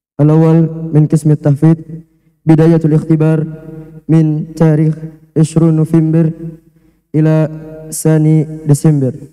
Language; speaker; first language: Arabic; non-native, fluent; Indonesian